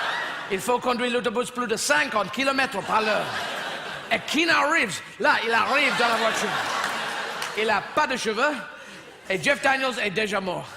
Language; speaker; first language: French; non-native, fluent; English